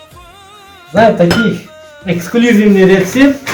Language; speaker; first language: Russian; non-native, learner; Uzbek